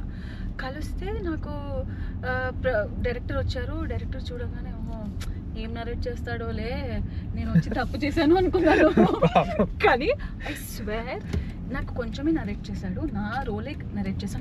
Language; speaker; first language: Telugu; native; Telugu